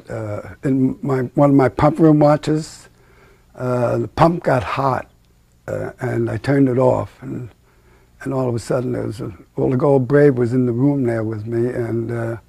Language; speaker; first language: English; native; English